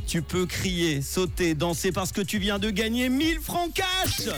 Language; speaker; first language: French; native; French